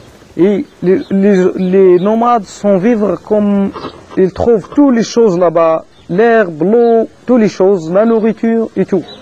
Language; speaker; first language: French; non-native, learner; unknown